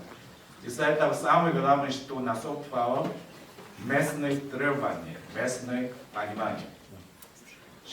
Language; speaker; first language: Russian; non-native, learner; Korean